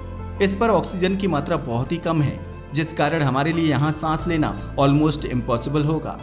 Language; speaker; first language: Hindi; native; Hindi